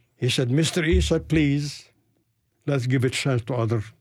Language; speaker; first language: English; non-native, fluent; Arabic